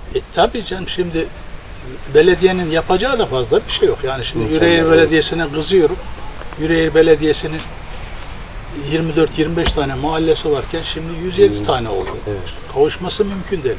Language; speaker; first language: Turkish; native; Turkish